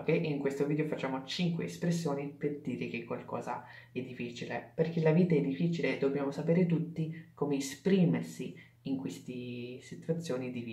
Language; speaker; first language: Italian; non-native, fluent; English